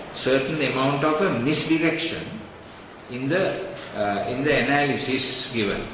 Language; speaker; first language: English; non-native, local second language; Sinhala